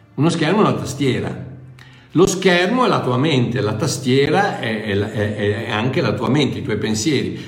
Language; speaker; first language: Italian; non-native, fluent; English